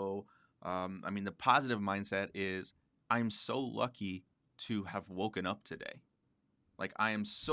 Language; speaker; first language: English; native; English